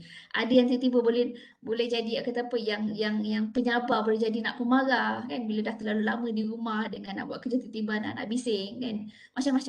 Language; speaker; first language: Malay; native; Malay